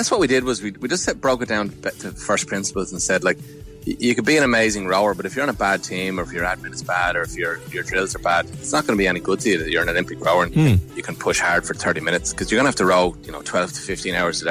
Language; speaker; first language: English; native; English